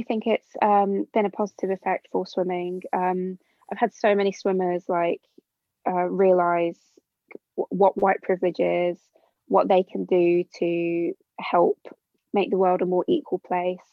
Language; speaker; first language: English; native; English